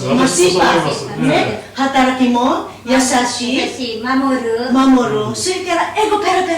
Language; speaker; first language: Japanese; non-native, learner; Filipino